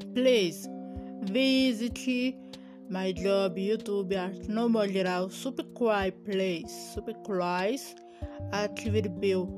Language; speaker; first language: English; non-native, learner; Portuguese